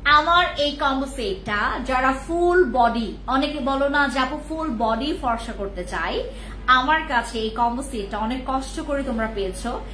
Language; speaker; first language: Bangla; non-native, local second language; Khasi